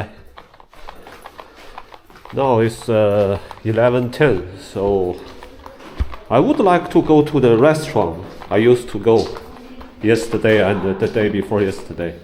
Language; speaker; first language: English; non-native, fluent; Chinese